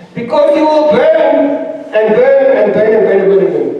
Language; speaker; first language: English; non-native, local second language; Afrikaans